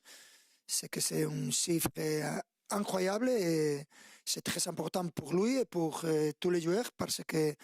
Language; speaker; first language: French; non-native, fluent; Spanish